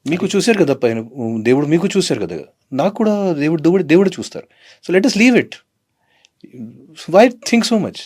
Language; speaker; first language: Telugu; non-native, fluent; Hindi